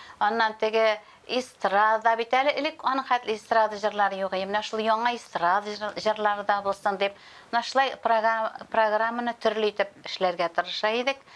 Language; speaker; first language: Tatar; native; Tatar